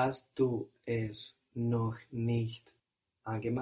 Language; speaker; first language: German; non-native, learner; English